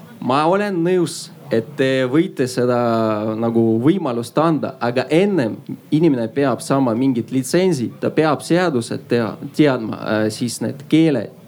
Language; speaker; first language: Estonian; non-native, local second language; Russian